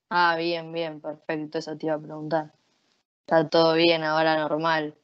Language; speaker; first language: Spanish; native; Spanish